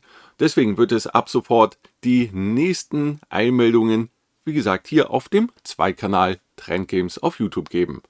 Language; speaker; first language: German; native; German